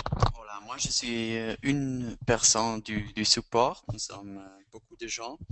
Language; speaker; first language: French; non-native, fluent; Spanish